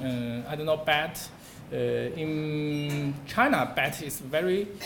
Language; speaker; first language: English; non-native, learner; Chinese